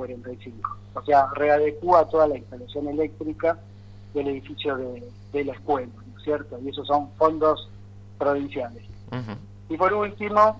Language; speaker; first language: Spanish; native; Spanish